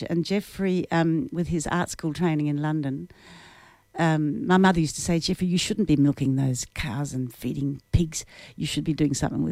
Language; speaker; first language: English; native; English